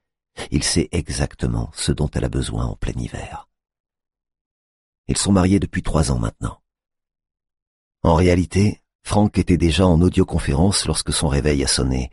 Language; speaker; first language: French; native; French